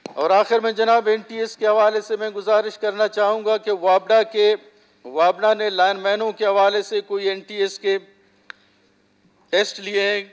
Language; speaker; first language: Urdu; non-native, local second language; Baluchi